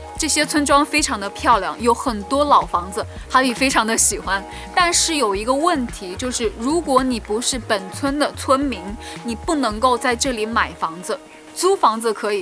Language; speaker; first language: Chinese; native; Chinese